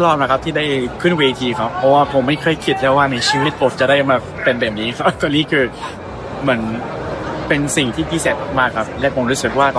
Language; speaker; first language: Thai; non-native, fluent; English